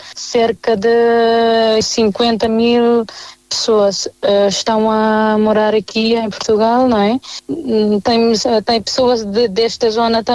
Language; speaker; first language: Portuguese; non-native, fluent; Nepali